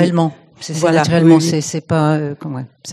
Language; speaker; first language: French; non-native, fluent; English